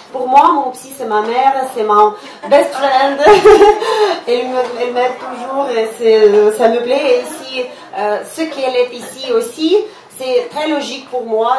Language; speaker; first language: French; non-native, fluent; Russian